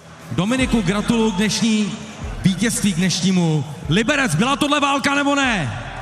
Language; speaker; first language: Czech; native; Czech